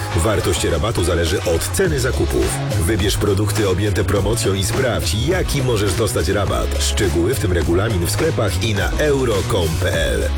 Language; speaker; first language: Polish; native; Polish